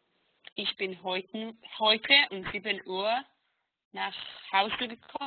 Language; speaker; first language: German; non-native, learner; Hebrew